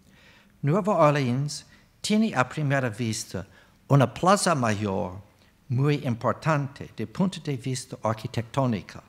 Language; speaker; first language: Spanish; non-native, fluent; English